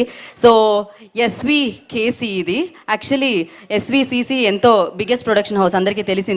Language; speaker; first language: Telugu; native; Telugu